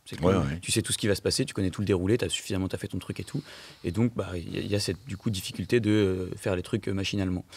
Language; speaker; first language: French; native; French